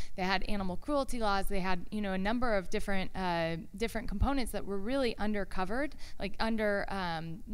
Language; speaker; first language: English; native; English